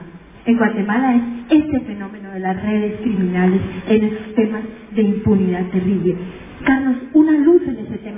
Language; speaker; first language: Spanish; native; Spanish